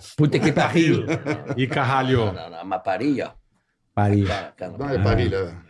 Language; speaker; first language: Portuguese; non-native, fluent; French